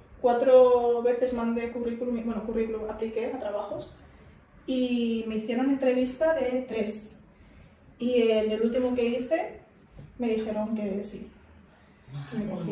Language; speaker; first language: Spanish; native; Spanish